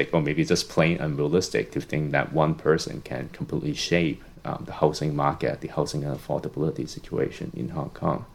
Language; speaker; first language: English; non-native, local second language; Cantonese